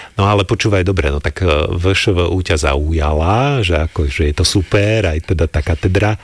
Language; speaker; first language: Slovak; native; Slovak